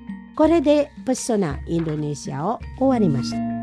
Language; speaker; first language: Japanese; non-native, learner; Indonesian